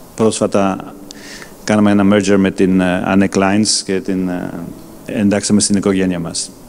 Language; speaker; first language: Greek; non-native, fluent; German